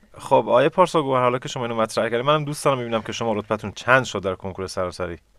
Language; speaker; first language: Persian; non-native, local second language; Kurdish